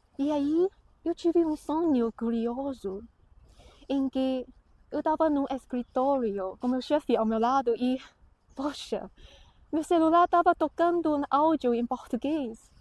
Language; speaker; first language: Portuguese; non-native, fluent; Chinese